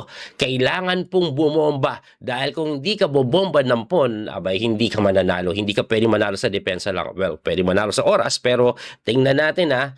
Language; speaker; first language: Filipino; native; Filipino